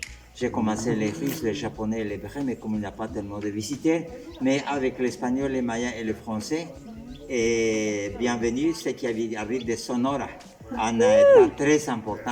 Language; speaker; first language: French; non-native, learner; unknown